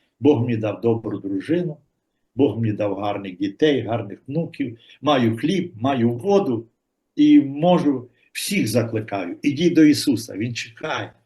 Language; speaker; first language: Ukrainian; native; Ukrainian